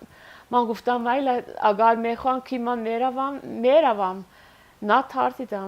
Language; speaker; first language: Persian; non-native, learner; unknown